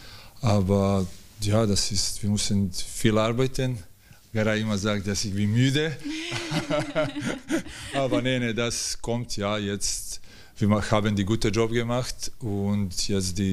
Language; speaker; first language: German; non-native, learner; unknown